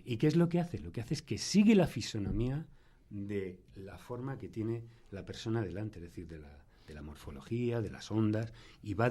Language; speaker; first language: Spanish; native; Spanish